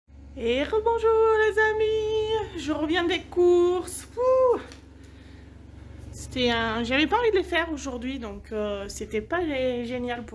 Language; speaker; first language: French; native; French